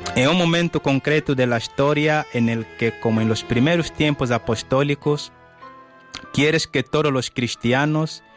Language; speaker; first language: Spanish; non-native, fluent; Portuguese